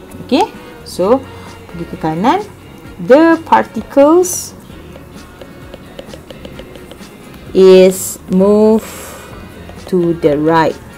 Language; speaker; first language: English; non-native, local second language; Malay